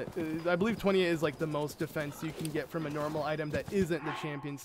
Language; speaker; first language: English; native; English